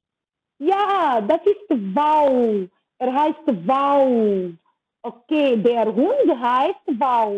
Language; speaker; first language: German; non-native, learner; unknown